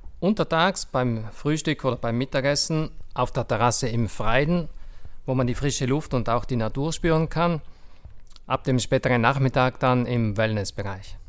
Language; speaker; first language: German; native; German